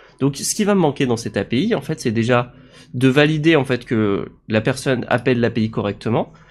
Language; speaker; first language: French; native; French